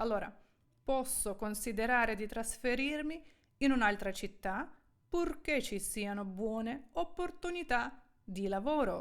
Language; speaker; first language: Italian; non-native, fluent; Ukrainian